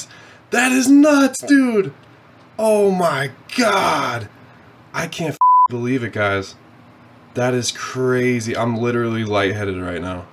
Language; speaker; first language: English; native; English